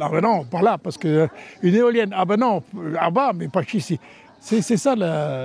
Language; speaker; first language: French; native; French